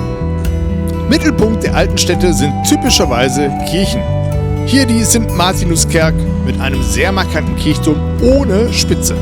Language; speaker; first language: German; native; German